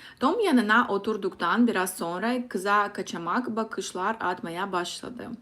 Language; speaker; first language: Turkish; non-native, learner; Russian